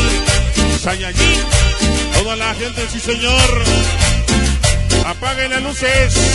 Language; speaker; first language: Spanish; native; Spanish